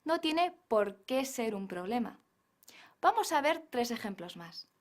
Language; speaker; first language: Spanish; non-native, fluent; English